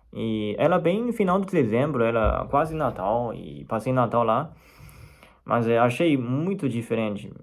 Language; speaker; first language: Portuguese; non-native, fluent; Chinese